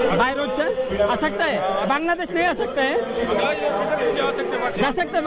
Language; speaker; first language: Hindi; non-native, learner; Bangla